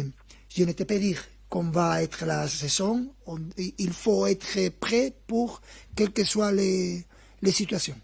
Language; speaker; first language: French; non-native, fluent; Spanish